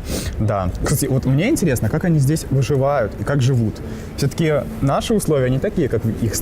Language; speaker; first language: Russian; native; Russian